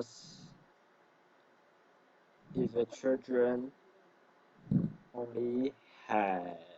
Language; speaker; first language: English; non-native, learner; Chinese